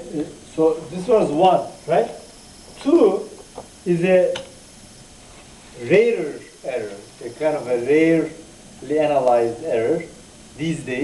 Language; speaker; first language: English; non-native, fluent; Turkish